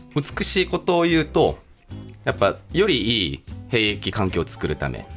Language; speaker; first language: Japanese; non-native, fluent; Korean